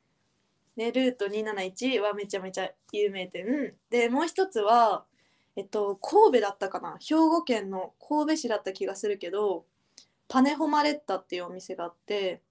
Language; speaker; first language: Japanese; native; Japanese